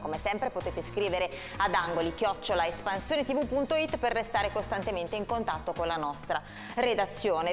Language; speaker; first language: Italian; native; Italian